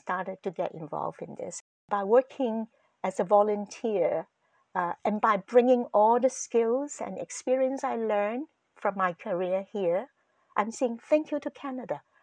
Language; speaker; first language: English; non-native, local second language; Cantonese